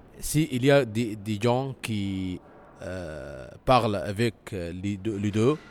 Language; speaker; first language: French; non-native, learner; Arabic